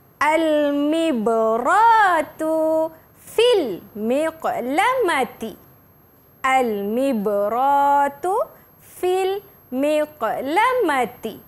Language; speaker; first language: Arabic; non-native, learner; Malay